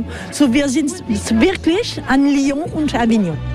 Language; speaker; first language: German; non-native, learner; French